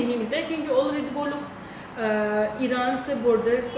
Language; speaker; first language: Hindi; non-native, learner; Turkish